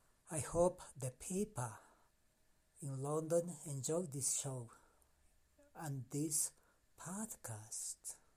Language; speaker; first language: English; non-native, learner; Spanish